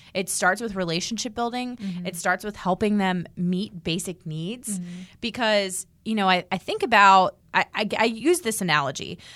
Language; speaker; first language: English; native; English